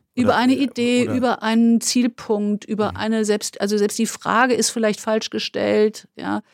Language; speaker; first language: German; native; German